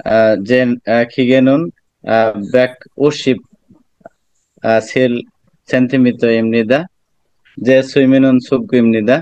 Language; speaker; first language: Korean; non-native, learner; Bangla